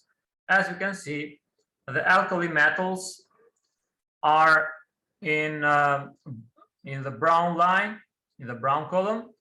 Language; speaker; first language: English; non-native, fluent; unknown